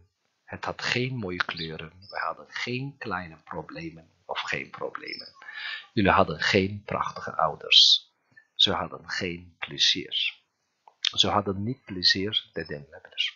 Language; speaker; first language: Dutch; non-native, fluent; Turkish